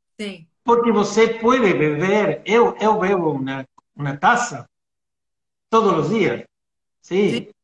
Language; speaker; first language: Portuguese; non-native, learner; Spanish